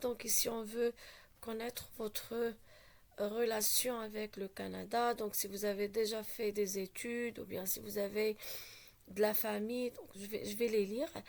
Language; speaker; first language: French; non-native, local second language; Arabic